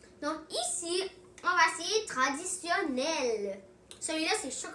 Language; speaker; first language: French; non-native, local second language; English